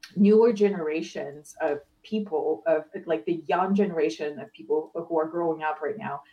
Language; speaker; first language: English; non-native, fluent; Ukrainian